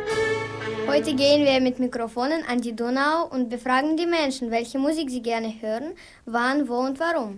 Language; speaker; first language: German; non-native, learner; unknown